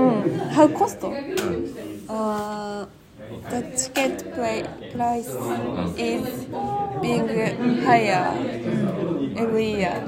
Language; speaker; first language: English; non-native, learner; Japanese